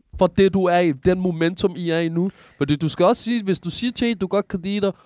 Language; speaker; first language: Danish; early bilingual, other home language; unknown